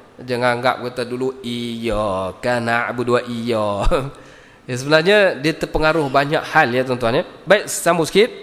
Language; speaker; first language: Malay; native; Malay